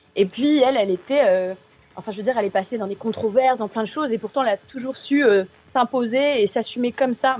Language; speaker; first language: French; native; French